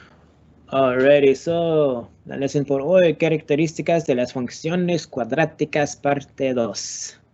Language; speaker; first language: Spanish; non-native, learner; English